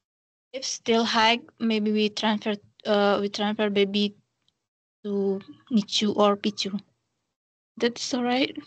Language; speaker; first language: English; non-native, learner; Indonesian